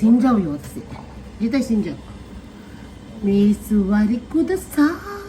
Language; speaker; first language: Japanese; non-native, fluent; Filipino